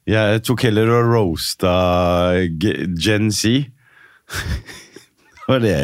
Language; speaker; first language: Norwegian; native; Norwegian